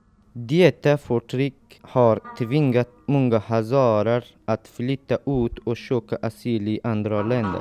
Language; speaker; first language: Swedish; non-native, learner; Persian